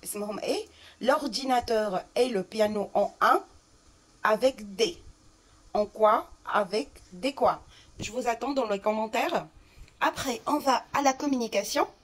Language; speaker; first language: French; non-native, fluent; Arabic